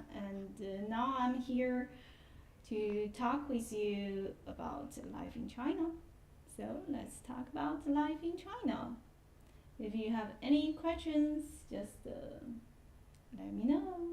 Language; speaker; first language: English; non-native, fluent; Chinese